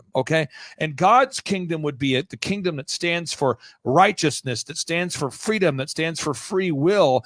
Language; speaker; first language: English; native; English